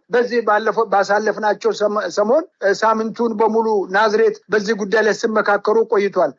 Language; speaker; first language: Amharic; native; Amharic